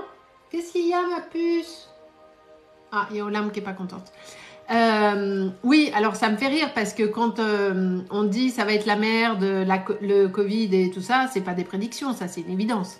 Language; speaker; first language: French; native; French